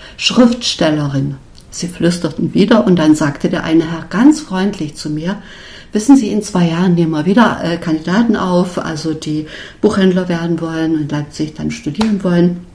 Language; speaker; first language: German; non-native, local second language; Upper Sorbian